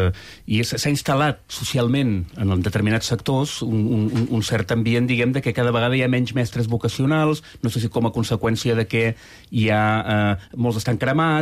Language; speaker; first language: Catalan; native; Catalan